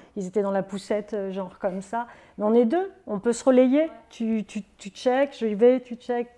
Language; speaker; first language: French; native; French